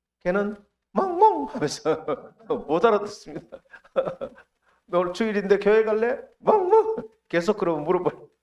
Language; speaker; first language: Korean; native; Korean